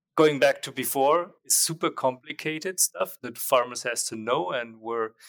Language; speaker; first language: English; non-native, fluent; German